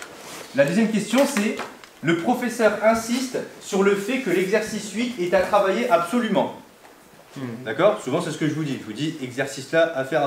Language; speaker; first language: French; native; French